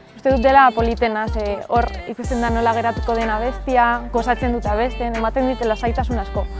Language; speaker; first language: Basque; non-native, local second language; Spanish